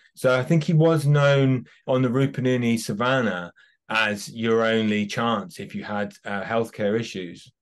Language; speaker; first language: English; native; English